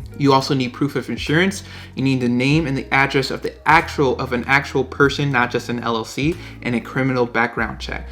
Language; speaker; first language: English; native; English